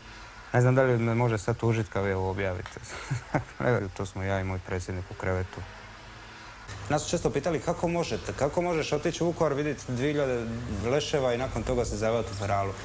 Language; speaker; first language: Croatian; native; Croatian